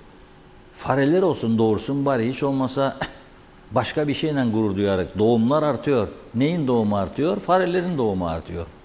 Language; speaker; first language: Turkish; native; Turkish